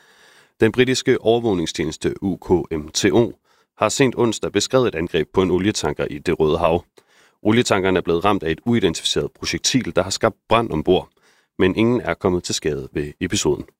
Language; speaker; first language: Danish; native; Danish